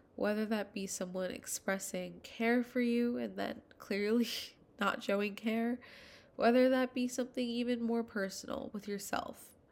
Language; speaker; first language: English; early bilingual, other home language; Hindi